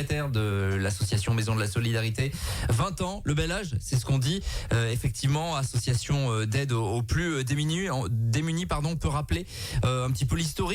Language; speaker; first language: French; native; French